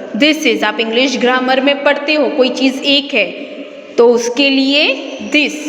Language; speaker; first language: Hindi; non-native, local second language; Gujarati